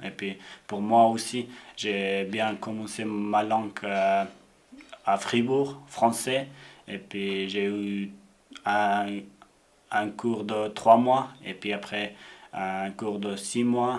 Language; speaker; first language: French; non-native, learner; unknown